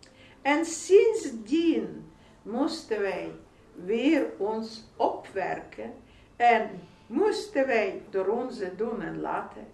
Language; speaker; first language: Dutch; non-native, fluent; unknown